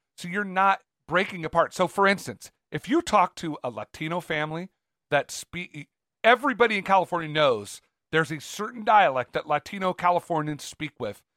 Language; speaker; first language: English; native; English